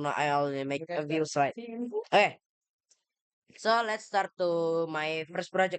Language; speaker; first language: English; non-native, learner; Indonesian